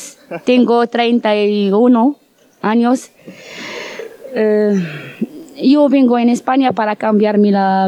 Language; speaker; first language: Spanish; non-native, learner; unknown